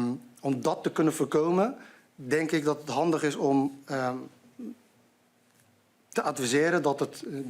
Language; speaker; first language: Dutch; non-native, fluent; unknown